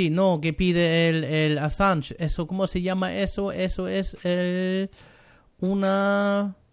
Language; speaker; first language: Spanish; non-native, learner; German